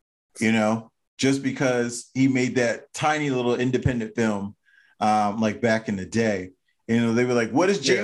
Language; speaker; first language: English; native; English